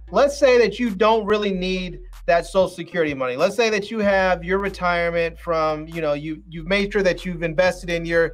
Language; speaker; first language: English; native; English